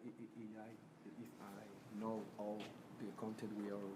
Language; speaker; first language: English; non-native, learner; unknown